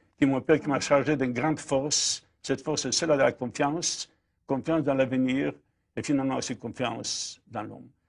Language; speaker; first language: French; non-native, fluent; Polish